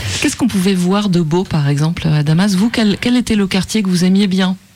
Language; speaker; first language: French; native; French